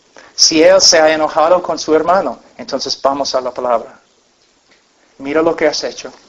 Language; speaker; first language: Spanish; non-native, fluent; English